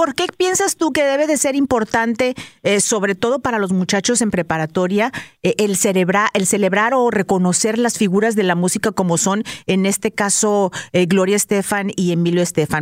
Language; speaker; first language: Spanish; native; Spanish